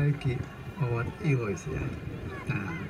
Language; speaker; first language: Finnish; non-native, learner; Russian